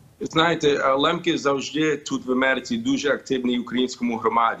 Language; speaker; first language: Ukrainian; early bilingual, heritage; Ukrainian